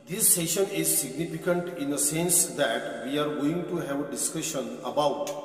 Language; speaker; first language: English; non-native, local second language; Marathi